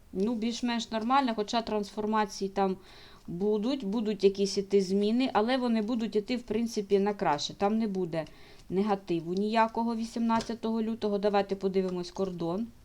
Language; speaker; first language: Ukrainian; non-native, local second language; Russian